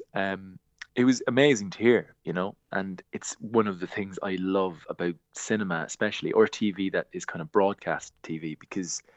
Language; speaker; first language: English; native; English